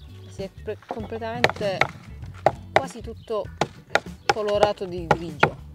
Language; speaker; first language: Italian; native; Italian